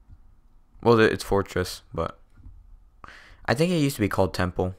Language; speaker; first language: English; native; English